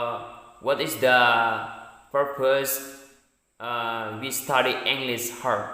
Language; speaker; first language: English; non-native, learner; Indonesian